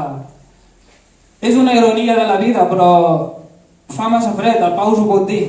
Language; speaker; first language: Catalan; early bilingual, other home language; Arabic